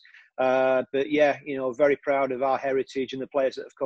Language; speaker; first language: English; native; English